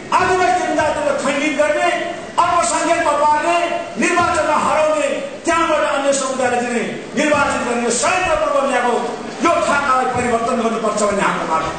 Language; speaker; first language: Nepali; non-native, local second language; Sherpa